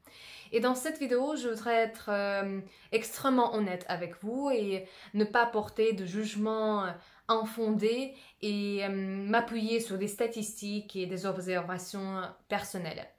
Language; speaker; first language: French; non-native, fluent; Russian